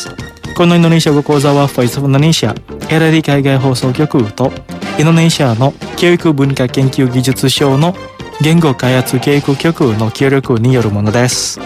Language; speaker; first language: Japanese; non-native, fluent; Indonesian